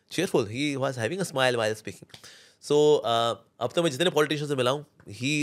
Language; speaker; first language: Hindi; native; Hindi